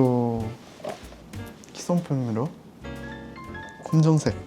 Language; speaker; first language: Korean; non-native, fluent; Japanese